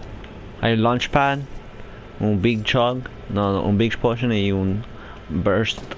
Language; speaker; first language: Spanish; early bilingual, heritage; English